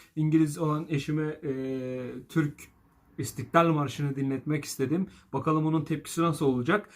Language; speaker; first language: Turkish; native; Turkish